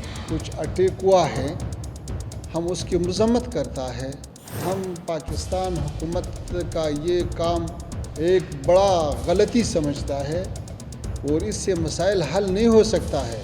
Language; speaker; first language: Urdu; non-native, fluent; Pashto